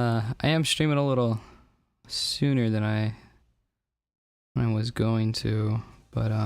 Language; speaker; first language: English; native; English